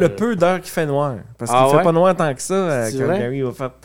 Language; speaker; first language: French; native; French